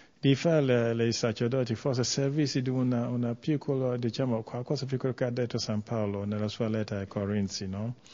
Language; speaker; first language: Italian; non-native, fluent; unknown